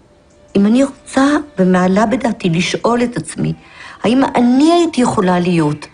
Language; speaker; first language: Hebrew; early bilingual, other home language; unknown